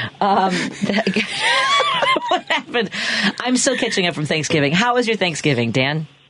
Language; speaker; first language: English; native; English